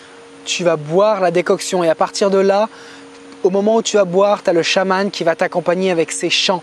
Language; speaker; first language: French; native; French